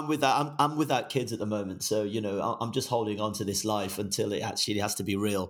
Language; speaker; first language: English; non-native, local second language; Yoruba